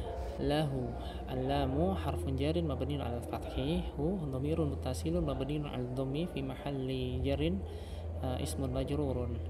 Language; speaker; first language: Arabic; non-native, fluent; Indonesian